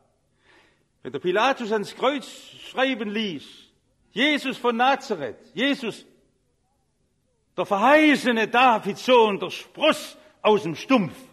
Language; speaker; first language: German; native; German